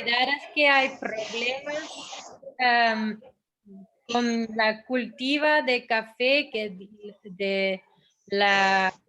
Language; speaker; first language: Spanish; non-native, fluent; Dutch